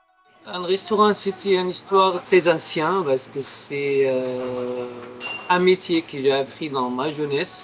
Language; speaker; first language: French; non-native, fluent; Arabic